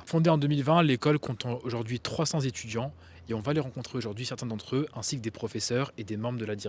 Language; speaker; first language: French; native; French